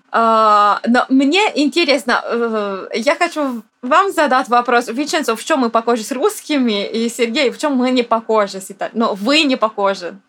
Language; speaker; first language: Russian; non-native, fluent; Italian